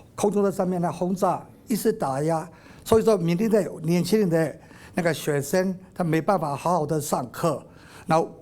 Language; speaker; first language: Chinese; non-native, fluent; Burmese